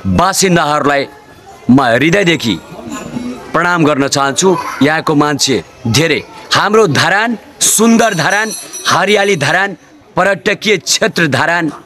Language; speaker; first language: Nepali; non-native, local second language; Maithili